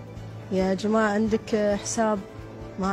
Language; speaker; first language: Arabic; native; Arabic